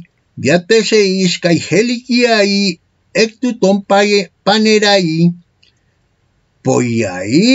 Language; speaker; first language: Greek; non-native, fluent; Spanish